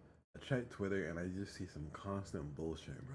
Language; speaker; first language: English; early bilingual, other home language; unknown